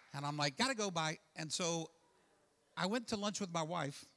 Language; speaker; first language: English; native; English